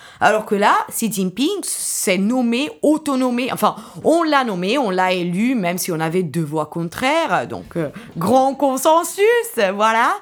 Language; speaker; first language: French; non-native, fluent; Italian